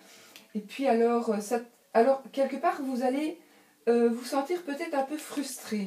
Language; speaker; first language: French; native; French